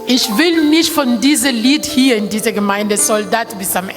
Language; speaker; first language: German; non-native, learner; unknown